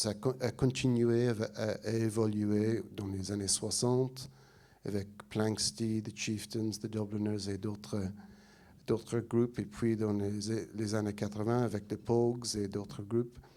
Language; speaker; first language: French; non-native, fluent; English